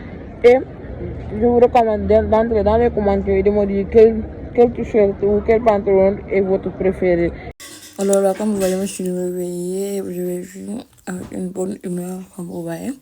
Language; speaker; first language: French; non-native, fluent; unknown